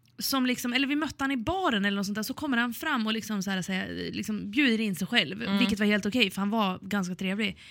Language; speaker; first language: Swedish; native; Swedish